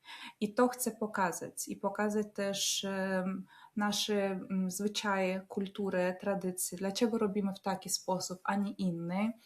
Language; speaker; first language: Polish; non-native, fluent; Russian